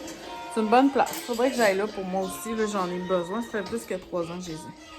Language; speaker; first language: French; native; French